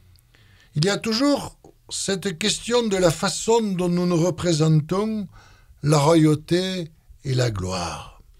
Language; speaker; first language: French; native; French